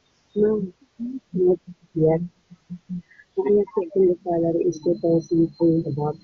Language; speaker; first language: English; non-native, learner; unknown